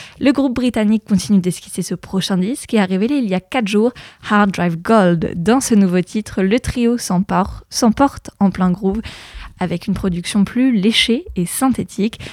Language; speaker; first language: French; native; French